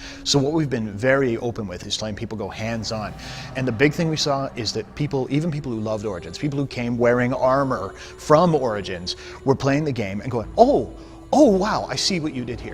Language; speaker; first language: English; native; English